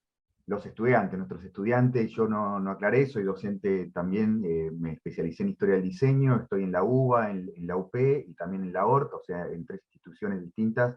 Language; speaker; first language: Spanish; native; Spanish